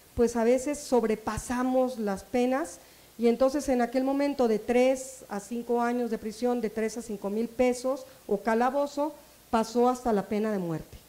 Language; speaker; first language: Spanish; native; Spanish